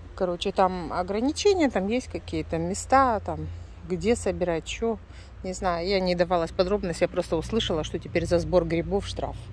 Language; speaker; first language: Russian; native; Russian